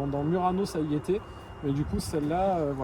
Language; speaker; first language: French; native; French